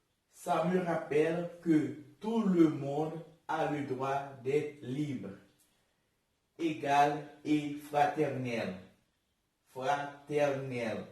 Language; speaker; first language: French; non-native, learner; Portuguese